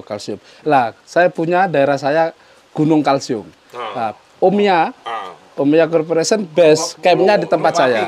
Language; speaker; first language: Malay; non-native, local second language; Javanese